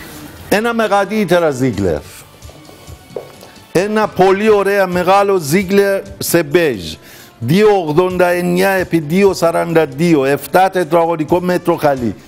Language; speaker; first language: Greek; non-native, fluent; Persian